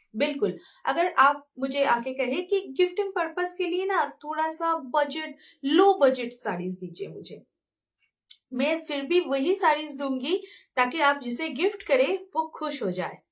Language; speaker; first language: Hindi; non-native, local second language; Bangla